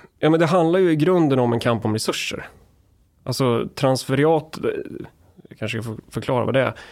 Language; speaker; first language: Swedish; native; Swedish